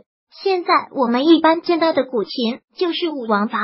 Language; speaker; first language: Chinese; native; Chinese